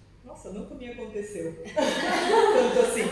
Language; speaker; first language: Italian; non-native, learner; Portuguese